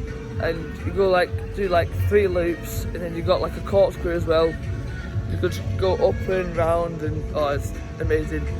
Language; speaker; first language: English; native; English